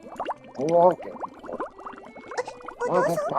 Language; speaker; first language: Japanese; non-native, learner; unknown